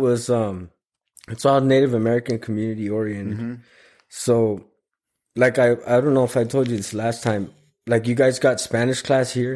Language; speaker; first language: English; early bilingual, other home language; Spanish